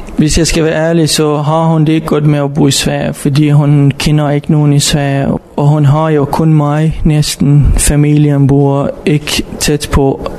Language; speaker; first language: Danish; non-native, fluent; Arabic